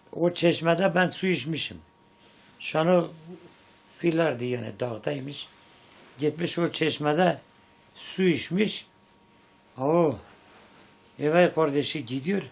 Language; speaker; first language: Turkish; non-native, local second language; Zaza